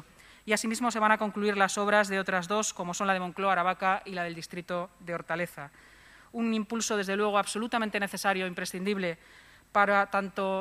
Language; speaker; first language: Spanish; native; Spanish